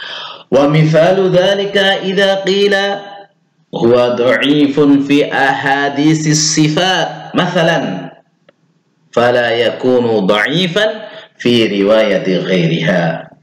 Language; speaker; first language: Arabic; non-native, fluent; Indonesian